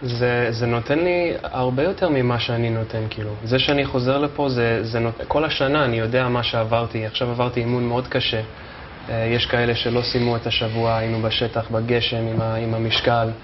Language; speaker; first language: Hebrew; non-native, fluent; English